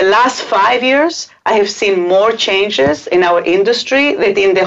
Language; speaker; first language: English; non-native, fluent; Hebrew